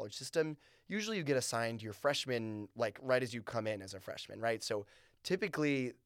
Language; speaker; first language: English; native; English